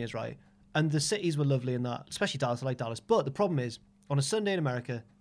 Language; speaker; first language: English; native; English